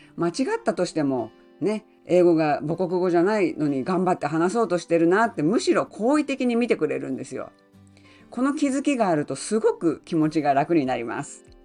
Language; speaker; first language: Japanese; native; Japanese